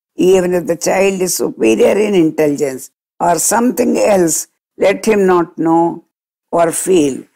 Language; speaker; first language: English; non-native, local second language; Telugu